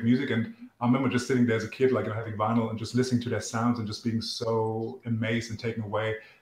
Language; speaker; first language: English; non-native, fluent; German